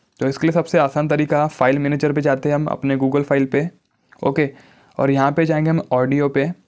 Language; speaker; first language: Hindi; native; Hindi